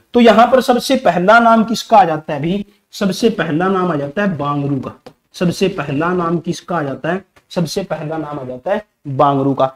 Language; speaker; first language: Hindi; native; Hindi